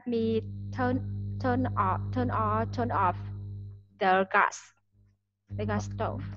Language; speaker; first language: English; non-native, learner; Vietnamese